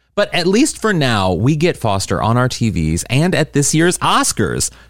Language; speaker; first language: English; native; English